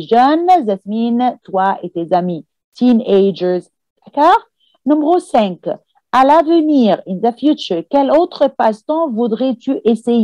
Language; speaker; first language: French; non-native, fluent; Arabic